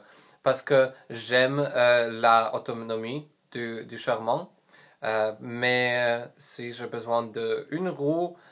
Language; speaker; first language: French; non-native, learner; Polish